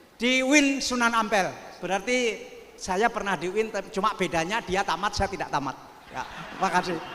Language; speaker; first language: Indonesian; native; Indonesian